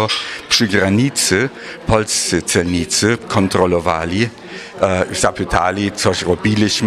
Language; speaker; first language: Polish; non-native, fluent; German